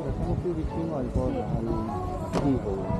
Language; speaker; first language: Italian; non-native, fluent; Filipino